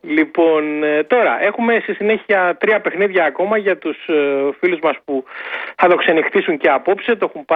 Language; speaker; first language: Greek; native; Greek